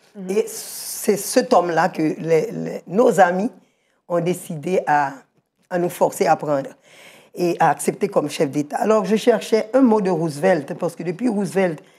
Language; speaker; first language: French; native; French